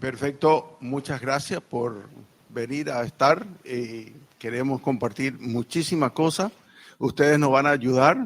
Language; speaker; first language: Spanish; early bilingual, other home language; Norwegian